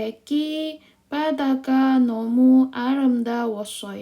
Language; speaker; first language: Korean; non-native, fluent; Indonesian